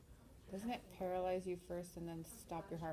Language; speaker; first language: English; native; English